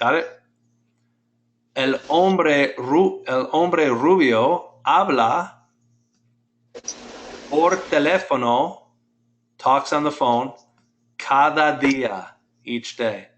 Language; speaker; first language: Spanish; non-native, fluent; English